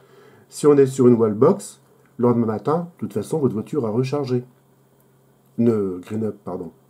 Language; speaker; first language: French; native; French